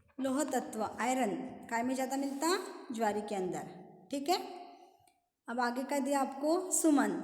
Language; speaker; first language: Hindi; non-native, local second language; Marathi